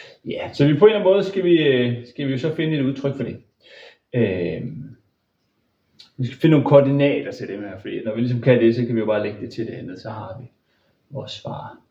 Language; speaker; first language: Danish; native; Danish